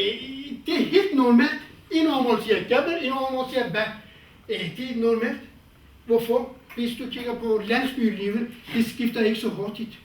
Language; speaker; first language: Danish; non-native, fluent; Kurdish